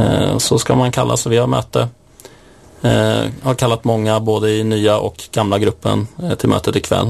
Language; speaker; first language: Swedish; native; Swedish